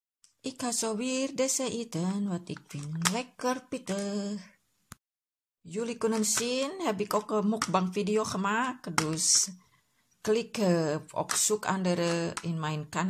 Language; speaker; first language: Dutch; non-native, learner; Indonesian